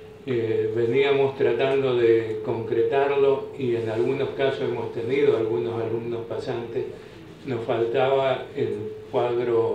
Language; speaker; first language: Spanish; native; Spanish